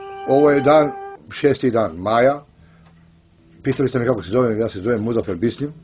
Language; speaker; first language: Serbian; non-native, local second language; Romany